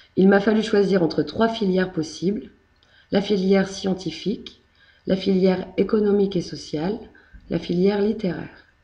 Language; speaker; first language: French; native; French